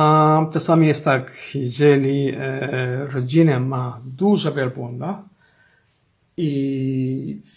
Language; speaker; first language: Polish; non-native, fluent; Somali